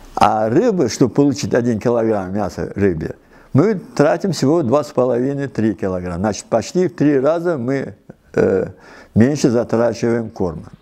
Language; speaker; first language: Russian; non-native, local second language; Uzbek